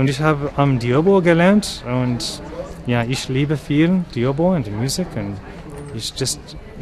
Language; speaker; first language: German; non-native, learner; English